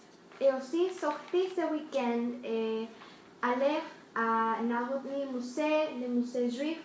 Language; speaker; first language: French; non-native, learner; Spanish